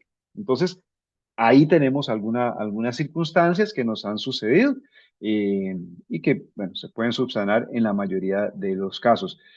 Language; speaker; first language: Spanish; native; Spanish